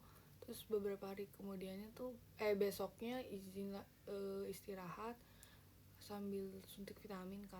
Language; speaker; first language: Indonesian; native; Indonesian